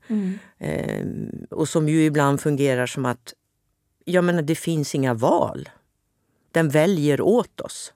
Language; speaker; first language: Swedish; native; Swedish